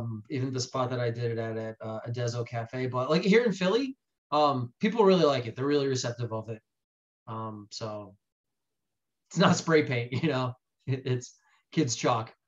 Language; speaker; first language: English; native; English